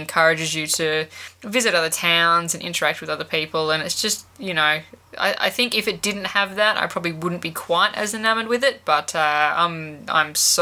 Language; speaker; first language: English; native; English